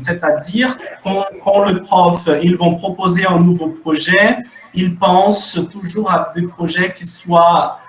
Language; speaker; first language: French; non-native, fluent; Portuguese